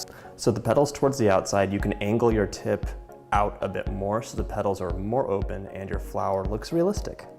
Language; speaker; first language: English; native; English